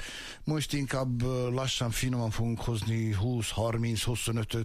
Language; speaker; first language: Hungarian; non-native, fluent; Arabic